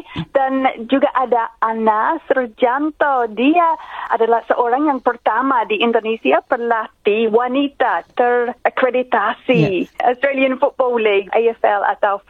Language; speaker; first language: Indonesian; non-native, fluent; English